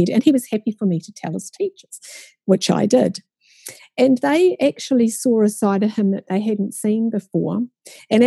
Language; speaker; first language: English; native; English